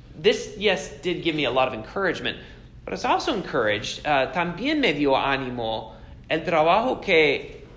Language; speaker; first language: Spanish; non-native, fluent; English